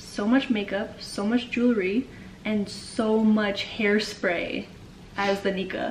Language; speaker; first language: English; native; English